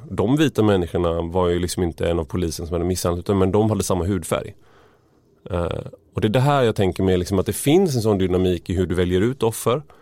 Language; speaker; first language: Swedish; native; Swedish